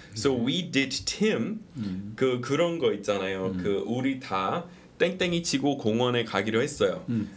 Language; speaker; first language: Korean; non-native, fluent; English